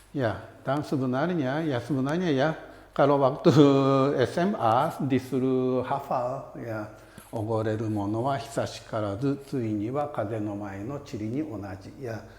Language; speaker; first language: Indonesian; non-native, fluent; Japanese